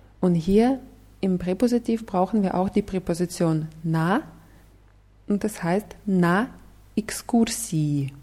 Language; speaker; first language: German; non-native, fluent; Russian